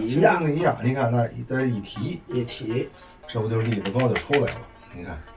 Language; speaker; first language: Chinese; native; Chinese